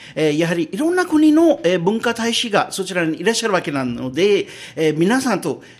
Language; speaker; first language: Japanese; non-native, fluent; Urdu